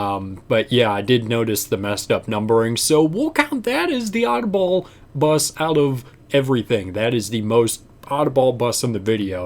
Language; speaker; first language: English; native; English